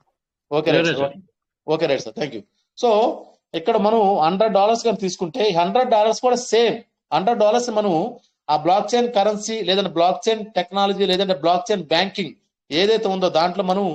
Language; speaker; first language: Telugu; native; Telugu